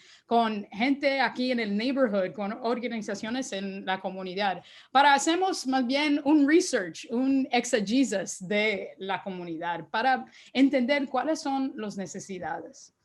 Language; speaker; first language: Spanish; early bilingual, heritage; Spanish